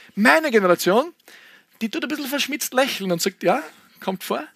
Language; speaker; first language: German; native; German